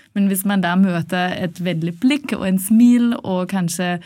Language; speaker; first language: Norwegian; non-native, fluent; German